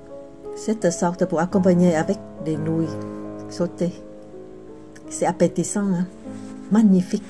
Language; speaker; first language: French; non-native, fluent; Vietnamese